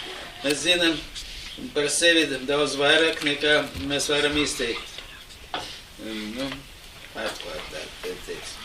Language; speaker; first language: Latvian; non-native, local second language; Russian